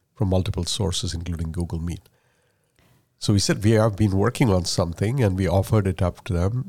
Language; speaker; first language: English; non-native, local second language; Malayalam